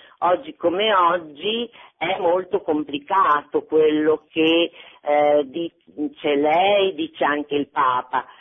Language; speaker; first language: Italian; native; Italian